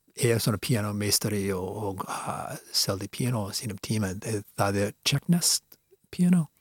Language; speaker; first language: Icelandic; non-native, fluent; English